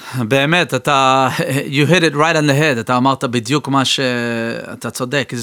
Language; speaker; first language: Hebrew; early bilingual, heritage; Hebrew